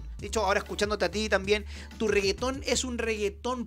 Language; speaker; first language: Spanish; native; Spanish